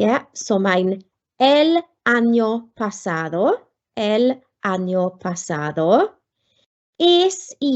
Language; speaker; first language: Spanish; non-native, fluent; Welsh